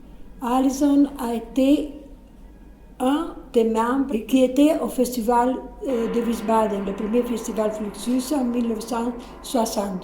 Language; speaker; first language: French; non-native, fluent; Italian